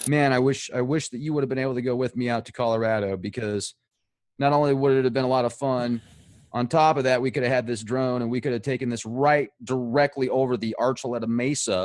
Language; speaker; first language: English; native; English